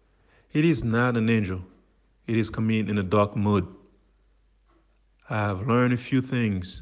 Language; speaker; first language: English; non-native, fluent; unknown